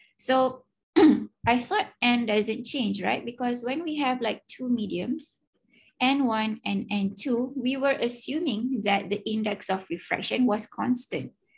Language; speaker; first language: English; non-native, local second language; Malay